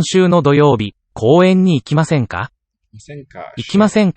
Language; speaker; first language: Japanese; non-native, learner; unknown